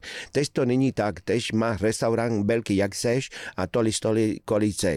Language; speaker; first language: Czech; non-native, fluent; Spanish